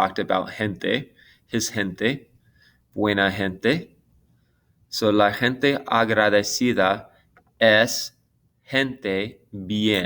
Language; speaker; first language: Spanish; non-native, fluent; English